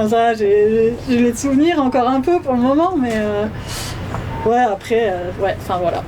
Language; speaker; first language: French; native; French